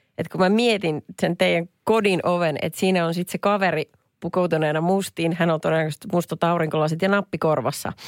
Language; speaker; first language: Finnish; native; Finnish